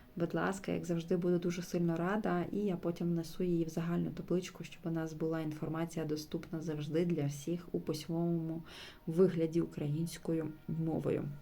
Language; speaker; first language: Ukrainian; non-native, local second language; Russian